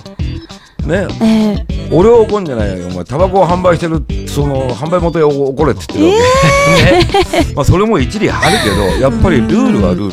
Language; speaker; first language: Japanese; native; Japanese